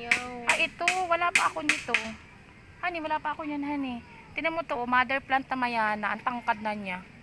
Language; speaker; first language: Filipino; native; Filipino